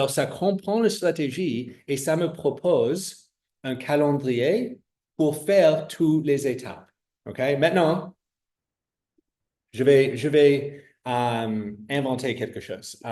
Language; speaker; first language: French; non-native, fluent; English